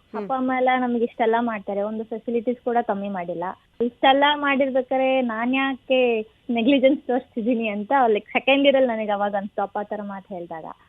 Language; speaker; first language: Kannada; native; Kannada